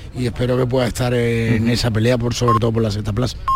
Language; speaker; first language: Spanish; native; Spanish